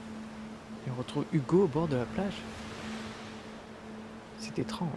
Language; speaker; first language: French; native; French